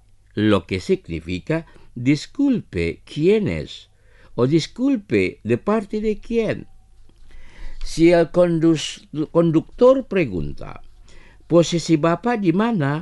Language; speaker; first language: Spanish; non-native, fluent; Indonesian